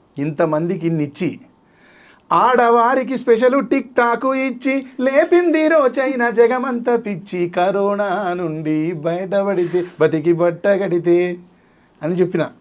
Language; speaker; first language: Telugu; native; Telugu